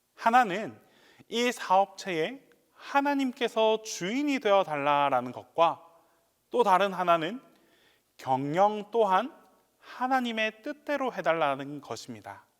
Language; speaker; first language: Korean; native; Korean